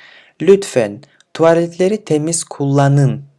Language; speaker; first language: Turkish; non-native, fluent; Kyrgyz